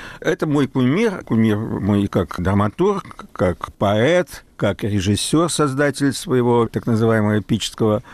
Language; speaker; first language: Russian; non-native, local second language; German